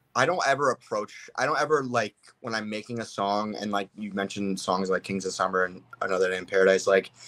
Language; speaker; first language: English; native; English